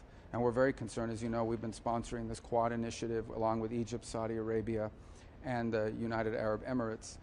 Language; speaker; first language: English; native; English